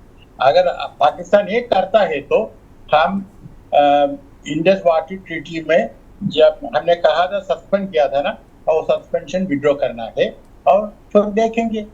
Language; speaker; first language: Hindi; non-native, local second language; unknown